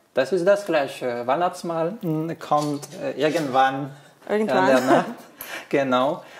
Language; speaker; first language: German; non-native, fluent; French